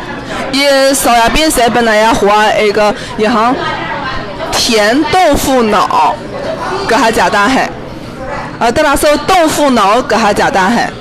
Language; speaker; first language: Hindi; non-native, fluent; Chinese